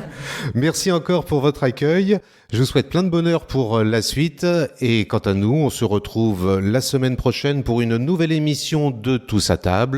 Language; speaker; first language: French; native; French